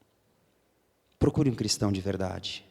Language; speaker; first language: Portuguese; native; Portuguese